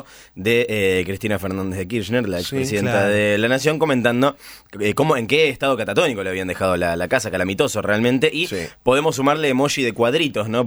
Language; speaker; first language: Spanish; native; Spanish